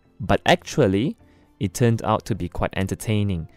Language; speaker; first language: English; non-native, local second language; Chinese